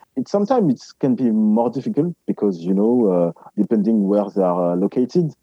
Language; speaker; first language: English; non-native, fluent; French